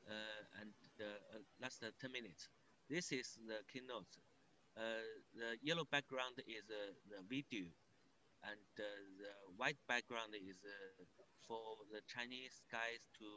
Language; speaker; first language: English; non-native, learner; Chinese